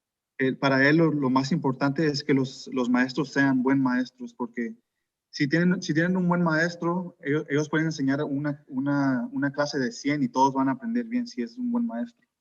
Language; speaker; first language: Spanish; early bilingual, heritage; Spanish